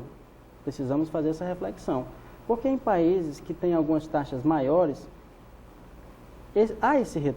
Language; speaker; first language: Portuguese; native; Portuguese